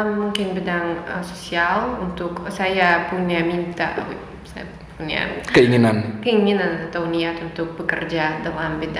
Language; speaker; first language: Indonesian; non-native, fluent; Russian